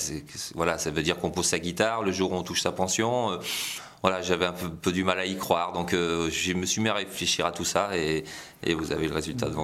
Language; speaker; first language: French; native; French